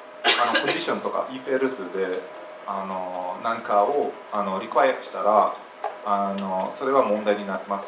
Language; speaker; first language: Japanese; non-native, fluent; English